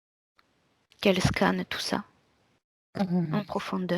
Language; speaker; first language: French; native; French